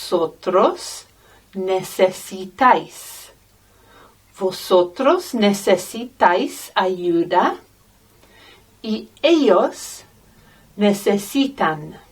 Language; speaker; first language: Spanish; non-native, fluent; English